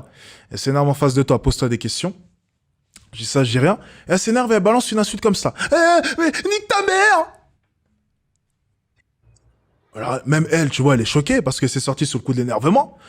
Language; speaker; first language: French; native; French